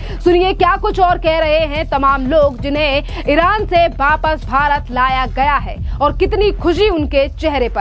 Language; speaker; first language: Hindi; native; Hindi